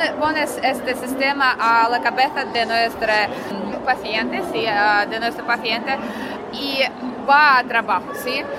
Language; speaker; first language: Spanish; non-native, learner; Russian